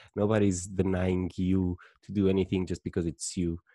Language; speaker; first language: English; non-native, fluent; Portuguese